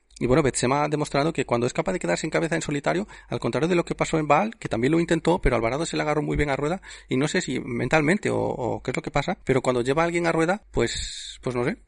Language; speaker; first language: Spanish; native; Spanish